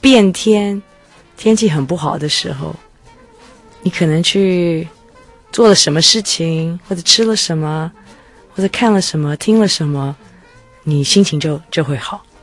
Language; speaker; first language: Chinese; native; Chinese